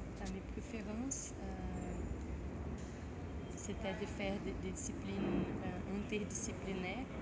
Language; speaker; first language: French; non-native, fluent; Portuguese